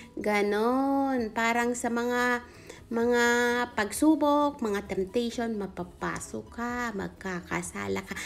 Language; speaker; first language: Filipino; non-native, local second language; Iloko